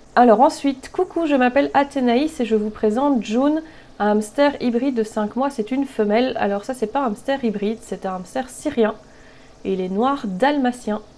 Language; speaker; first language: French; native; French